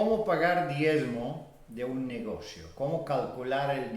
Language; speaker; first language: Spanish; non-native, fluent; Bulgarian